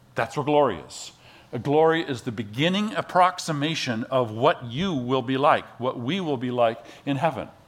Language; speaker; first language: English; native; English